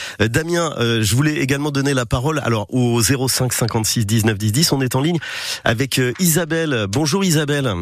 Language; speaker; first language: French; native; French